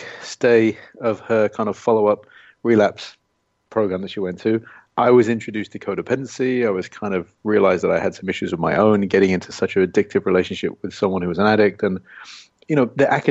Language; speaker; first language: English; native; English